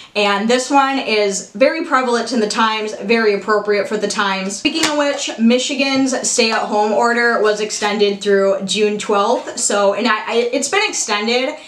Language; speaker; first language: English; native; English